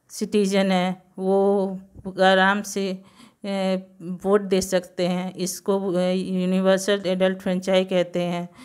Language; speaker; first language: Hindi; non-native, local second language; Gujarati